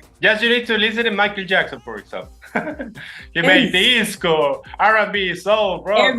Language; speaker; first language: English; non-native, learner; Spanish